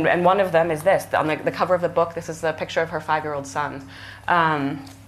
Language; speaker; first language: English; native; English